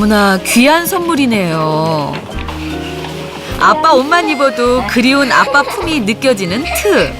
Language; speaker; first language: Korean; native; Korean